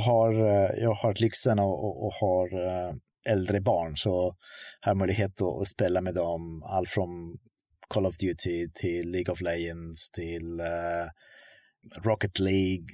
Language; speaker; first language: Swedish; non-native, fluent; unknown